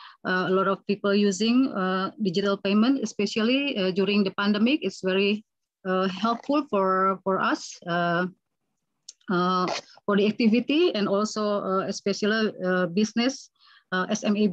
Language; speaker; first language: English; non-native, fluent; Indonesian